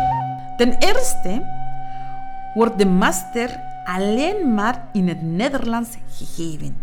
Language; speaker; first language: Dutch; non-native, fluent; Spanish